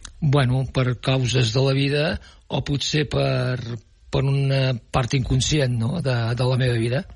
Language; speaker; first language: Catalan; native; Catalan